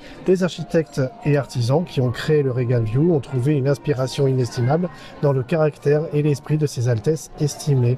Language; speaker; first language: French; native; French